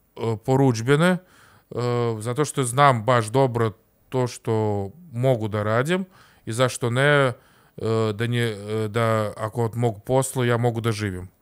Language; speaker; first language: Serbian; non-native, learner; Russian